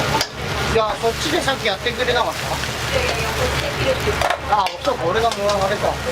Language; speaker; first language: Japanese; native; Japanese